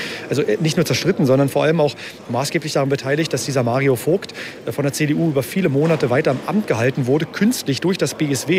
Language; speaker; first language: German; native; German